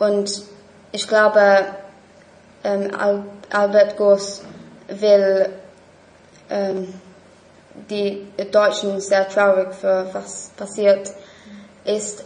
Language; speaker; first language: German; non-native, learner; English